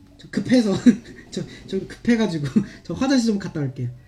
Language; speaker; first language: Korean; non-native, fluent; Chinese